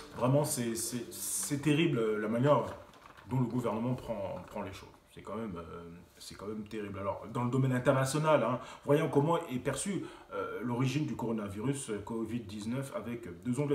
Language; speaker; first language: French; native; French